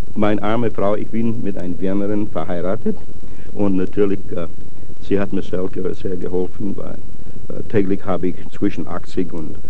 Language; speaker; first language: German; non-native, fluent; English